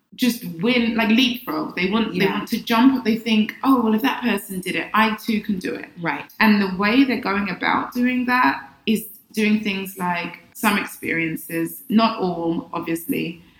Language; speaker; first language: English; native; English